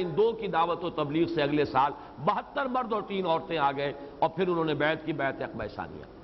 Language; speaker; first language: Urdu; native; Urdu